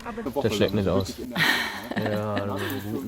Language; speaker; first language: German; native; German